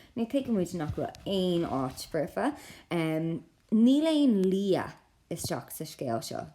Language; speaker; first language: Irish; non-native, local second language; English